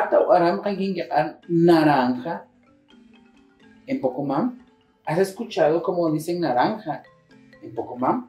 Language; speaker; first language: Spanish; non-native, local second language; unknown